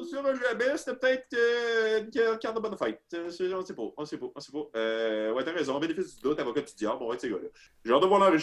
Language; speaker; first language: French; native; French